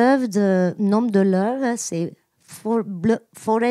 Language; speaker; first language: French; non-native, learner; Turkish